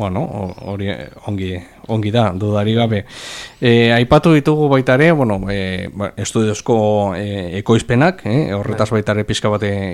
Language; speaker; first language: Basque; native; Basque